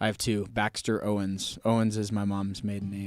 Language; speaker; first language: English; native; English